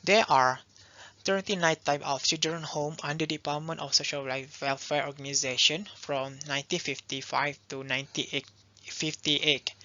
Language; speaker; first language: English; non-native, local second language; Malay